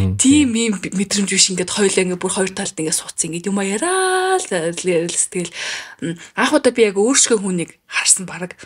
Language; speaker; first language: Mongolian; native; Mongolian